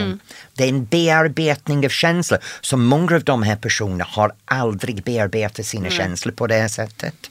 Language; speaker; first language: Swedish; non-native, fluent; English